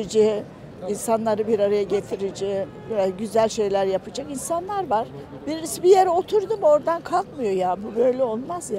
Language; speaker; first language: Turkish; native; Turkish